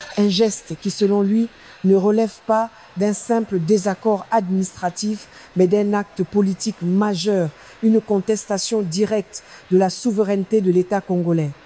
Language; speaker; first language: French; non-native, local second language; Lingala